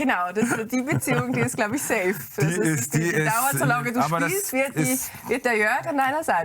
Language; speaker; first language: German; native; German